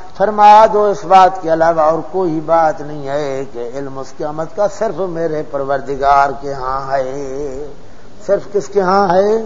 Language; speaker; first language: Urdu; non-native, local second language; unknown